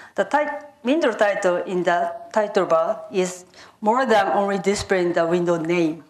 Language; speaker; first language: English; non-native, fluent; Japanese